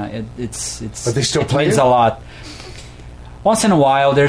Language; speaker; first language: English; non-native, fluent; Portuguese